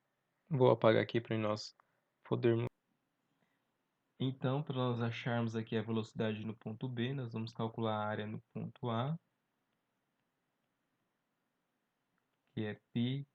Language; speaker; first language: Portuguese; native; Portuguese